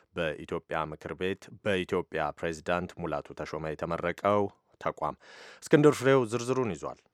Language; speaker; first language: Amharic; native; Amharic